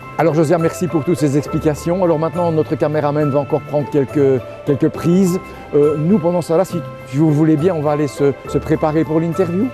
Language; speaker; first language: French; native; French